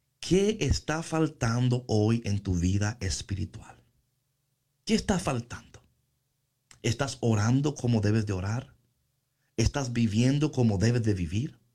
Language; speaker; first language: Spanish; native; Spanish